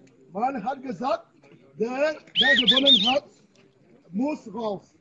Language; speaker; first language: German; non-native, fluent; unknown